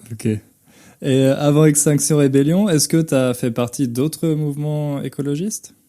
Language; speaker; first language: French; native; French